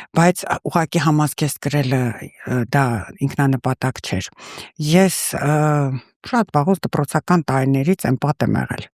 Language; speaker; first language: Armenian; early bilingual, heritage; Russian